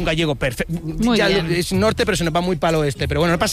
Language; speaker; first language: Spanish; native; Spanish